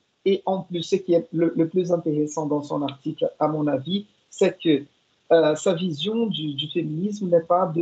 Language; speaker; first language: French; non-native, fluent; Portuguese